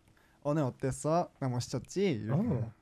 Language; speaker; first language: Korean; non-native, learner; Japanese